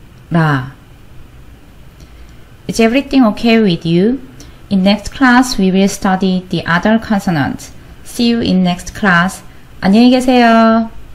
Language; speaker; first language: English; non-native, fluent; Korean